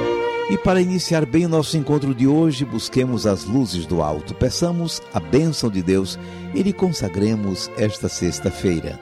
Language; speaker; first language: Portuguese; native; Portuguese